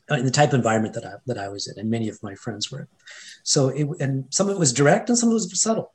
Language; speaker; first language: English; non-native, fluent; Hindi